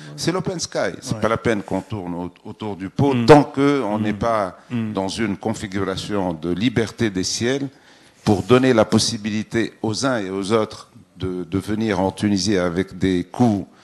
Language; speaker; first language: French; non-native, local second language; Arabic